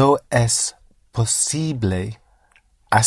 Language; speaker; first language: Spanish; non-native, learner; English